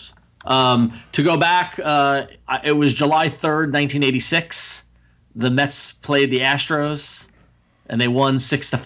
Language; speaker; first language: English; native; English